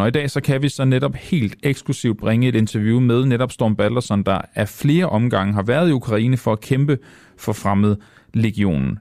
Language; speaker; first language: Danish; native; Danish